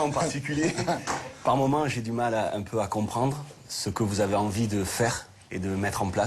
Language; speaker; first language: French; native; French